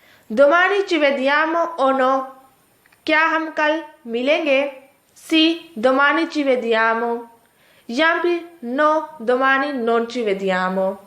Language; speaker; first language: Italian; non-native, fluent; Urdu